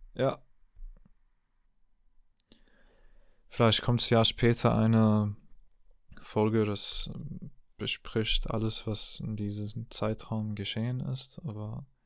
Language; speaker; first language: German; non-native, learner; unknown